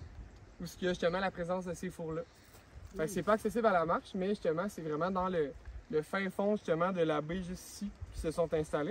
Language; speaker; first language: French; native; French